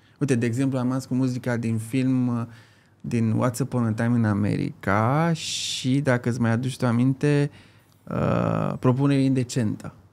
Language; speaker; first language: Romanian; native; Romanian